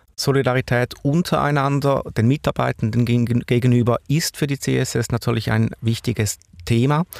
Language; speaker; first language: German; native; German